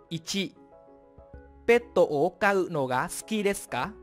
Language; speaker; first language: Japanese; non-native, fluent; Vietnamese